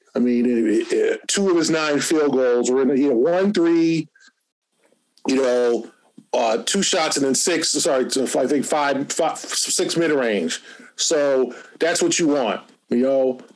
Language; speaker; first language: English; native; English